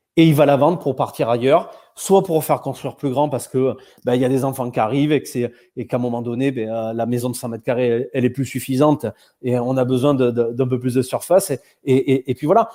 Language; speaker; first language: French; native; French